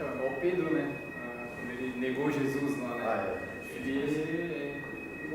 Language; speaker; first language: Portuguese; native; Portuguese